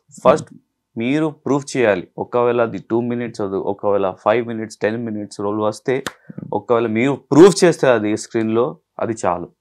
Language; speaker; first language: Telugu; non-native, learner; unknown